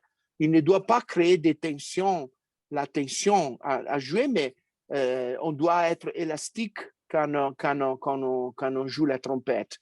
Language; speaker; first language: French; non-native, fluent; Italian